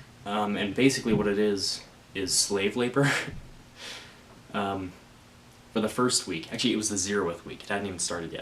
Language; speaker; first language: English; native; English